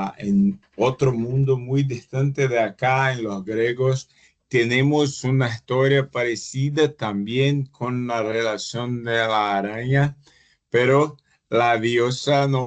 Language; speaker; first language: Spanish; non-native, fluent; Portuguese